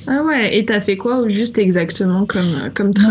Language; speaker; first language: French; native; French